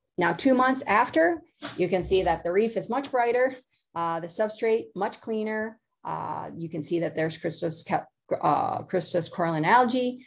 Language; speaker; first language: English; native; English